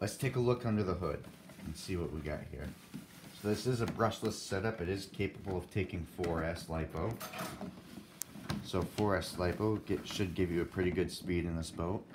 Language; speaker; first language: English; native; English